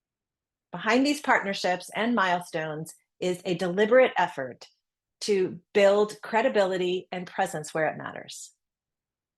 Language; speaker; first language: English; native; English